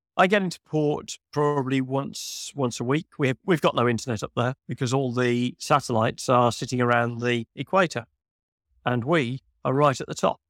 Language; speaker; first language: English; native; English